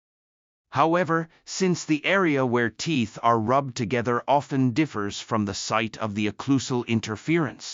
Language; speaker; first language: English; non-native, fluent; Japanese